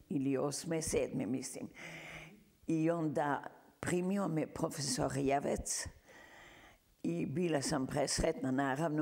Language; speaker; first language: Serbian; early bilingual, heritage; Serbian